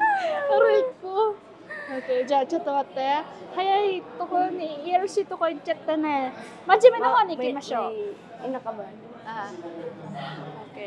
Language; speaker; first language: Japanese; non-native, fluent; Filipino